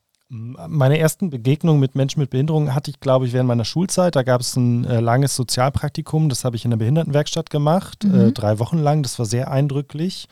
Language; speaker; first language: German; native; German